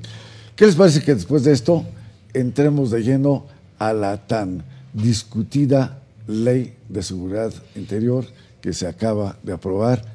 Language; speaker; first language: Spanish; native; Spanish